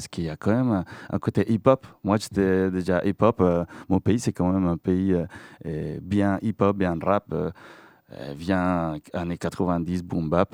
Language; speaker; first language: French; non-native, fluent; Spanish